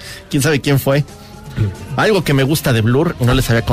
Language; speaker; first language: Spanish; native; Spanish